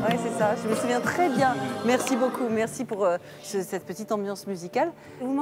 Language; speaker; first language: French; native; French